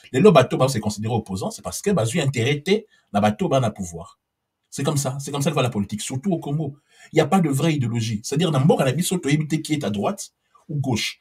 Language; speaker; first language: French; non-native, local second language; Lingala